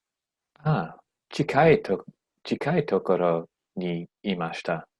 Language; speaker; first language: Japanese; non-native, learner; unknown